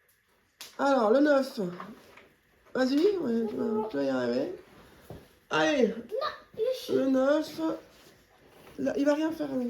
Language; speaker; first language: French; native; French